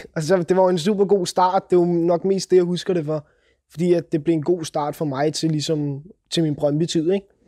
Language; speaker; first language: Danish; native; Danish